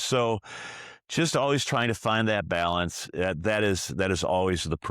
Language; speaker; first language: English; native; English